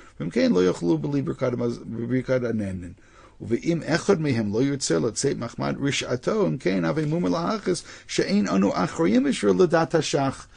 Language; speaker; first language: Hebrew; non-native, fluent; English